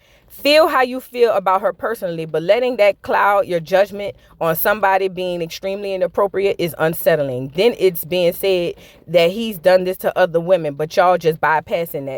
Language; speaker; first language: English; native; English